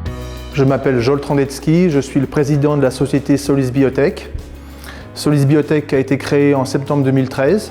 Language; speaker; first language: French; native; French